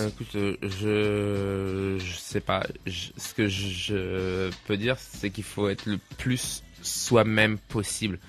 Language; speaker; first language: French; native; French